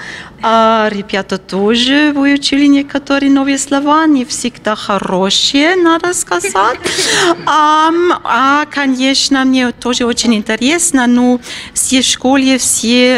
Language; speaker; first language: Russian; non-native, fluent; German